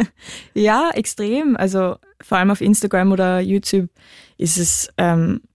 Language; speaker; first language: German; native; German